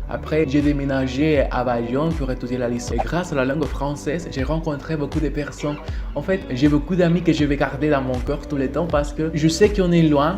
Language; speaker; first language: French; non-native, fluent; Spanish